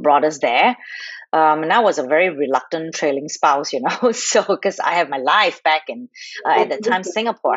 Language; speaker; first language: English; non-native, local second language; Cantonese